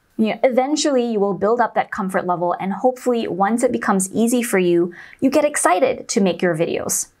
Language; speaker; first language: English; non-native, local second language; Chinese